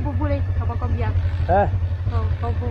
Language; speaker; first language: French; non-native, learner; Arabic